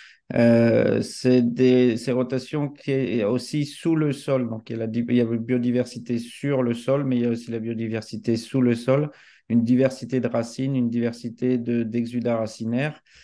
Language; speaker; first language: French; native; French